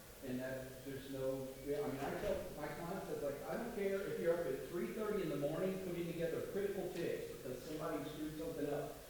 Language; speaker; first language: English; native; English